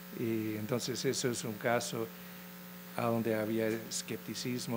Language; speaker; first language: Spanish; non-native, fluent; English